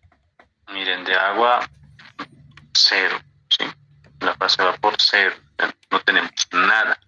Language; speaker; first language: Spanish; native; Spanish